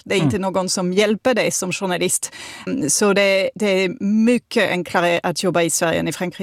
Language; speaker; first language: Swedish; non-native, fluent; French